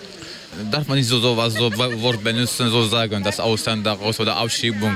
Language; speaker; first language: German; non-native, learner; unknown